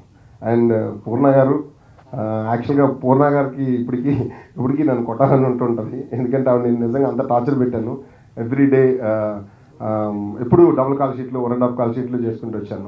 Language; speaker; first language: Telugu; native; Telugu